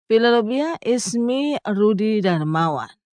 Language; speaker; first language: Arabic; non-native, fluent; Indonesian